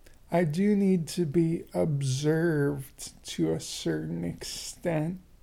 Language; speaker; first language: English; native; English